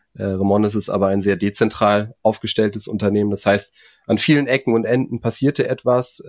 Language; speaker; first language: German; native; German